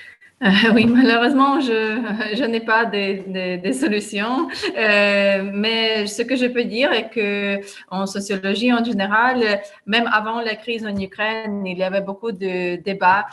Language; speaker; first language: French; non-native, fluent; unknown